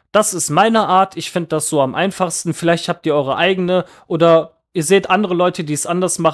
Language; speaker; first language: German; native; German